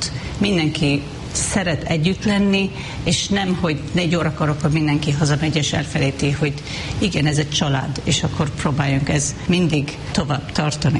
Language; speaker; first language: Hungarian; non-native, fluent; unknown